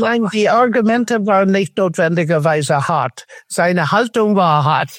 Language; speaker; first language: German; non-native, fluent; English